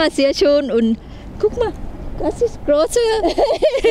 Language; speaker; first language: German; non-native, learner; Thai